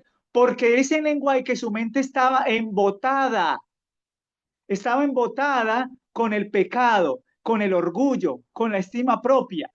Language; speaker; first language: Spanish; native; Spanish